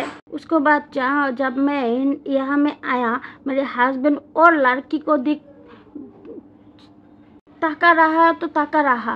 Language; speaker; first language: Hindi; non-native, learner; Bangla